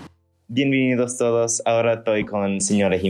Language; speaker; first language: Spanish; early bilingual, heritage; Spanish